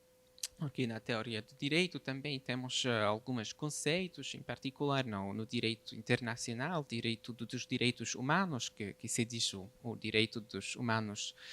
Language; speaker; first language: Portuguese; non-native, fluent; Polish